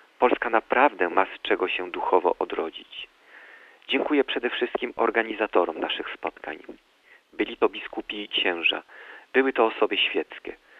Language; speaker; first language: Polish; early bilingual, heritage; Polish